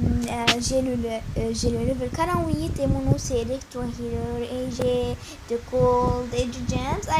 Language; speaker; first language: French; non-native, learner; Arabic